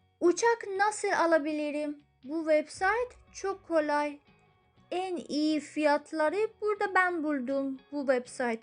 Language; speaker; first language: Turkish; non-native, fluent; Persian